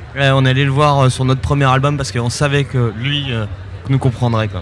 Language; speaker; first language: French; native; French